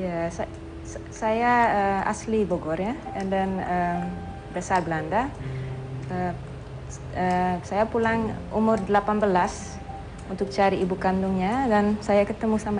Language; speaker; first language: Indonesian; non-native, learner; Dutch